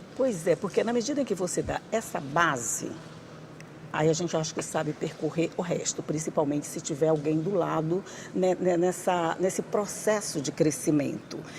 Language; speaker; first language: Portuguese; native; Portuguese